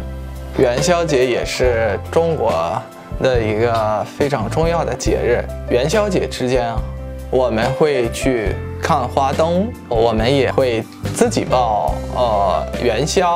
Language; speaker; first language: Chinese; non-native, fluent; Malagasy